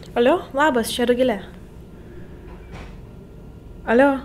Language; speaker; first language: Lithuanian; early bilingual, other home language; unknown